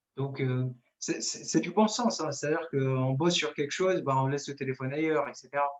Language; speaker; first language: French; non-native, local second language; Arabic